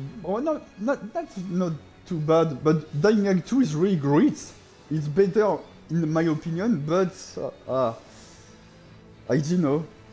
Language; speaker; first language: English; non-native, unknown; French